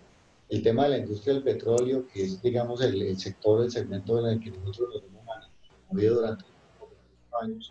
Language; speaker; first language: Spanish; native; Spanish